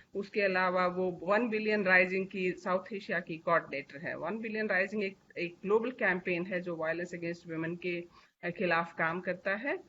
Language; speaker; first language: Hindi; native; Hindi